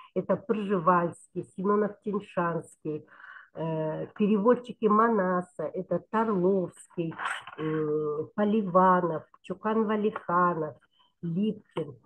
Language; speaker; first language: Russian; non-native, local second language; Kyrgyz